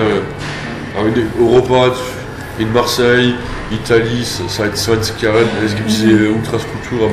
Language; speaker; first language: German; non-native, learner; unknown